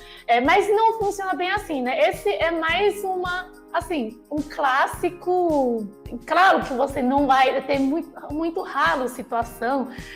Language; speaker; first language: Portuguese; non-native, fluent; Chinese